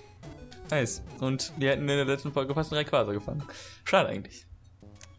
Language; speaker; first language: German; native; German